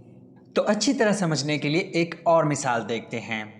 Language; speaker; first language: Urdu; native; Urdu